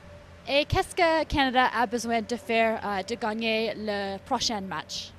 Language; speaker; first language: French; non-native, local second language; English